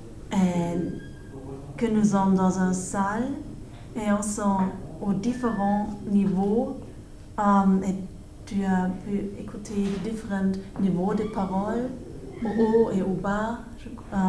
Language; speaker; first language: French; non-native, learner; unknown